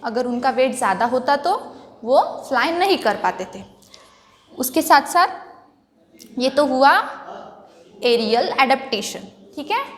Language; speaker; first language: Hindi; non-native, local second language; Marathi